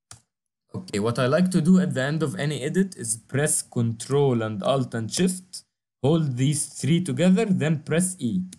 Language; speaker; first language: English; non-native, fluent; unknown